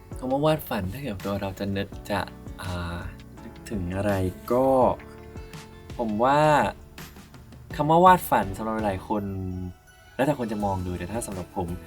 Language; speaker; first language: Thai; native; Thai